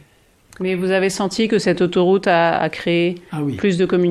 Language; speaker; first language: French; native; French